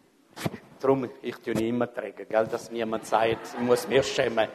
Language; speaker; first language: German; non-native, fluent; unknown